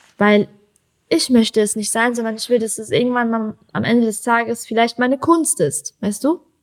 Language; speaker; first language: German; early bilingual, other home language; Persian